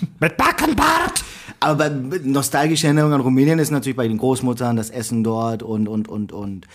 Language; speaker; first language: German; early bilingual, other home language; Romanian